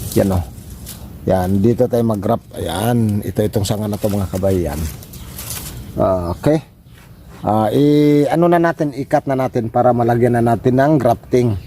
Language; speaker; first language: Filipino; non-native, local second language; Cebuano